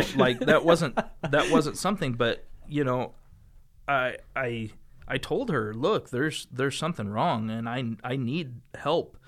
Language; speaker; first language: English; native; English